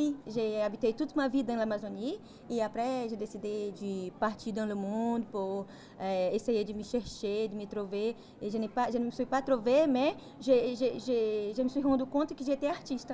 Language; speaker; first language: French; non-native, fluent; Portuguese